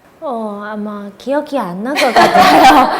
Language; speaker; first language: Korean; non-native, fluent; Chinese